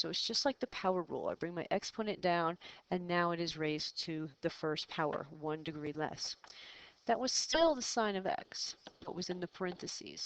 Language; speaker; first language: English; native; English